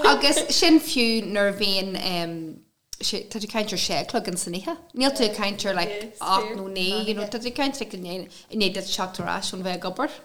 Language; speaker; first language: Irish; non-native, local second language; English